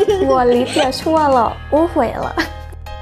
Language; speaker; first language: Chinese; non-native, fluent; Thai